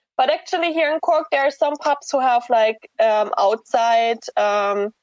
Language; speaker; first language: English; non-native, fluent; German